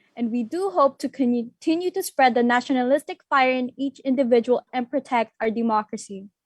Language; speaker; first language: English; non-native, local second language; Filipino